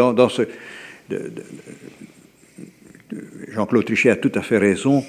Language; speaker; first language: French; native; French